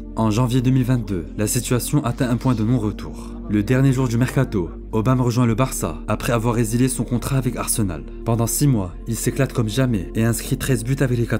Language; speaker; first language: French; native; French